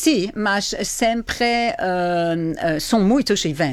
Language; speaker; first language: Portuguese; non-native, fluent; French